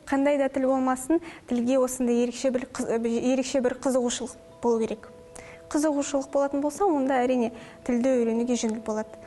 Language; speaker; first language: Kazakh; non-native, local second language; Russian